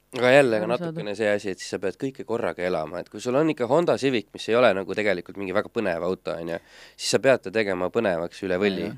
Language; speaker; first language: Estonian; native; Estonian